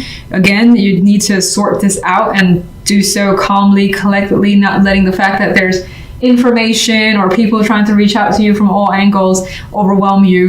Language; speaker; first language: English; native; English